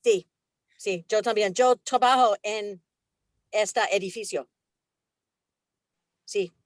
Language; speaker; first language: Spanish; non-native, learner; English